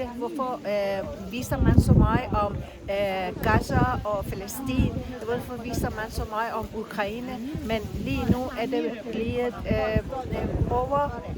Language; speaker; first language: Danish; non-native, fluent; Persian